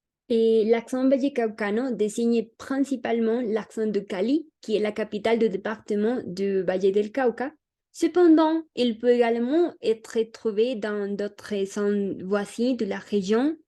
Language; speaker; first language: French; non-native, learner; Spanish